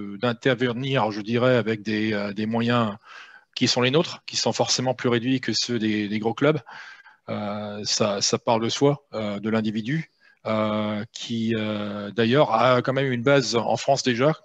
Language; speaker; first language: French; native; French